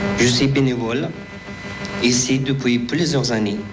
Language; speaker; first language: French; non-native, learner; Persian